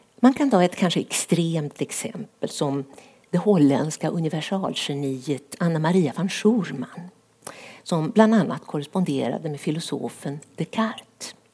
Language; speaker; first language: Swedish; native; Swedish